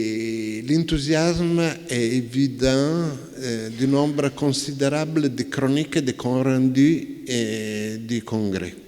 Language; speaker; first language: French; non-native, fluent; Italian